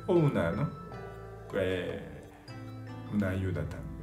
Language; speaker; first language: Spanish; non-native, fluent; Japanese